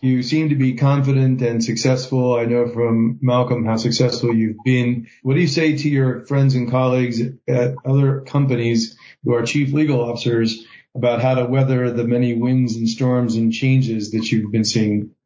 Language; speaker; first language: English; native; English